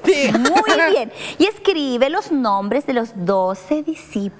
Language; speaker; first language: Spanish; native; Spanish